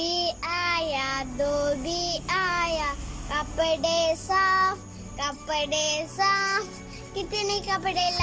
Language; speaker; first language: Hindi; non-native, local second language; Malayalam